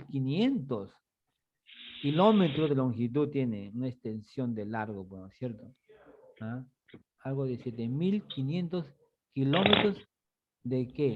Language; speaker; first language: Spanish; native; Spanish